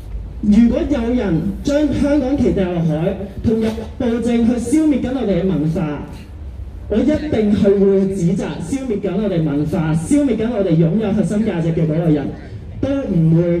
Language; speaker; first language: Cantonese; native; Cantonese